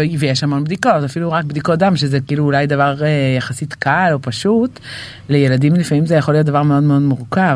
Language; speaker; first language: Hebrew; native; Hebrew